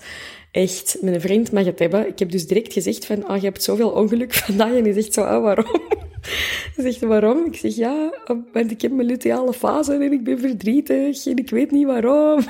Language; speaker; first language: Dutch; native; Dutch